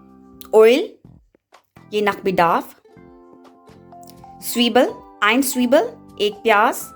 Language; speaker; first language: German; non-native, learner; Urdu